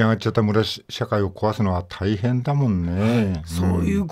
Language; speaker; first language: Japanese; native; Japanese